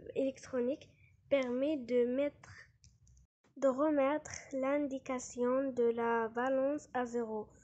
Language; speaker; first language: French; non-native, local second language; Arabic